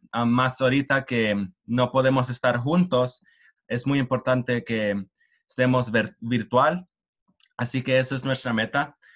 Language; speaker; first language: Spanish; early bilingual, heritage; Spanish